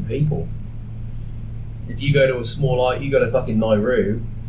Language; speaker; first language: English; native; English